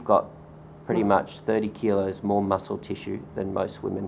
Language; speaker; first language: English; native; English